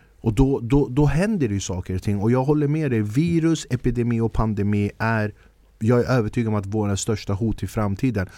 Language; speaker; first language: Swedish; early bilingual, other home language; Kurdish